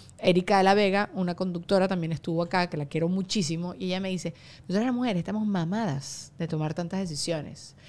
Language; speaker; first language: Spanish; native; Spanish